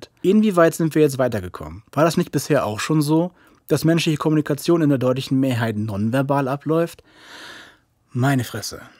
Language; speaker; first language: German; native; German